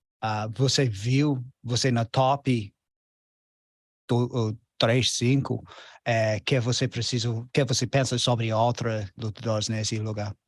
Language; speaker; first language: Portuguese; non-native, learner; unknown